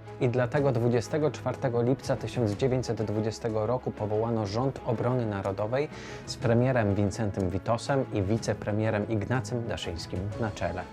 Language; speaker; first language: Polish; native; Polish